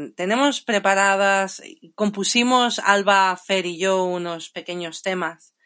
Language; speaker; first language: Spanish; native; Spanish